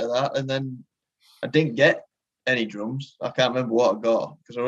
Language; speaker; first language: English; native; English